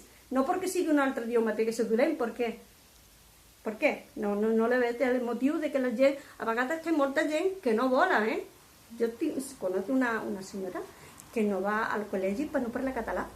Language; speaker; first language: Catalan; non-native, local second language; Spanish